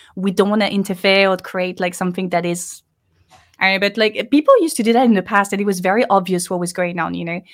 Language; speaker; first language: English; non-native, fluent; French